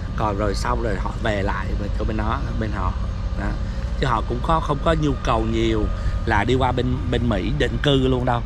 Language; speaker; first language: Vietnamese; native; Vietnamese